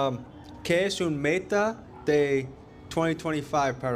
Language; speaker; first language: Spanish; non-native, learner; English